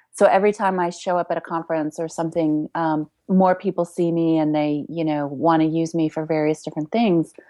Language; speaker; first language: English; native; English